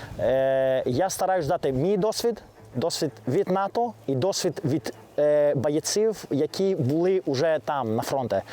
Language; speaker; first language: Ukrainian; non-native, learner; Greek